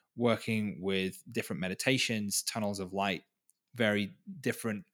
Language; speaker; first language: English; native; English